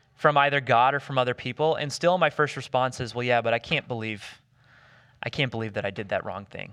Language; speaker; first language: English; native; English